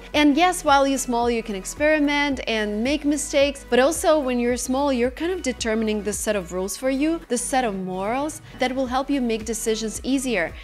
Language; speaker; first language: English; non-native, fluent; Russian